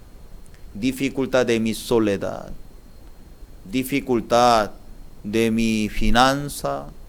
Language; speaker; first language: Spanish; non-native, learner; Korean